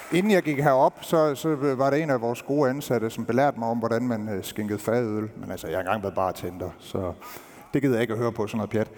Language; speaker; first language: Danish; native; Danish